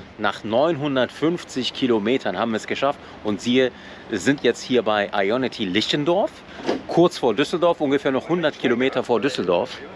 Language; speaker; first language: German; early bilingual, other home language; Turkish